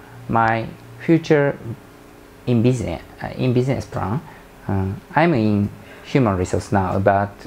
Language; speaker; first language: English; non-native, learner; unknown